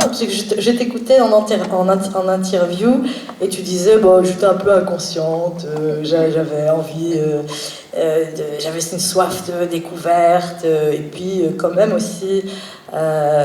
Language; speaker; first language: French; native; French